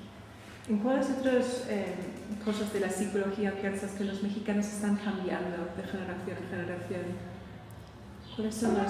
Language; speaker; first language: Spanish; non-native, fluent; English